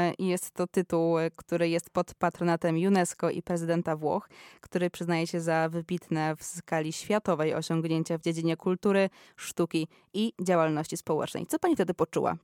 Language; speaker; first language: Polish; native; Polish